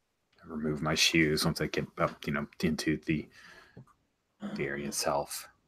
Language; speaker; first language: English; native; English